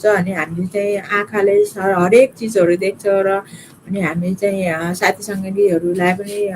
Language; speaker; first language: Nepali; native; Nepali